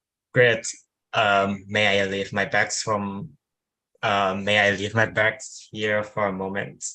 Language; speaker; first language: English; non-native, learner; Thai